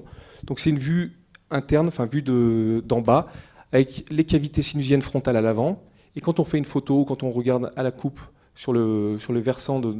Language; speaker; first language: French; native; French